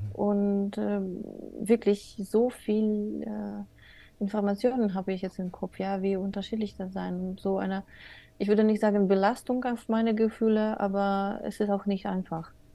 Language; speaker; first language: German; non-native, learner; Russian